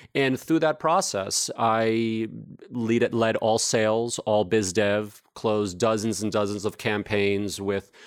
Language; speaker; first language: English; native; English